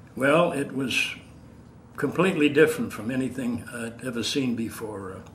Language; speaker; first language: English; native; English